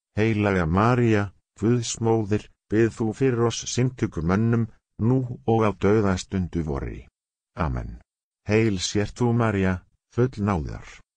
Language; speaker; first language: Icelandic; non-native, learner; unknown